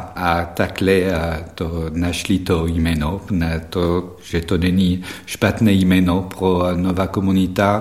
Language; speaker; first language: Czech; non-native, fluent; French